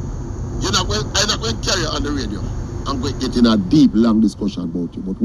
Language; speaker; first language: English; non-native, local second language; Jamaican Creole English